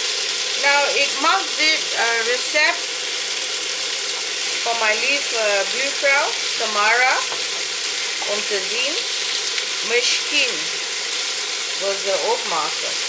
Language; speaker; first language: Dutch; non-native, learner; Malay